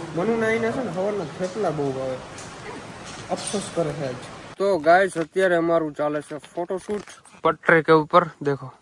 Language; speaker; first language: Gujarati; native; Gujarati